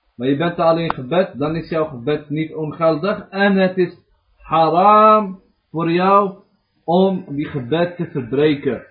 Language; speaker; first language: Dutch; early bilingual, other home language; Arabic